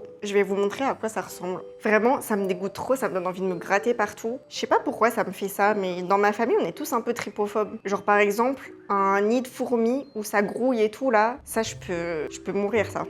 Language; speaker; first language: French; native; French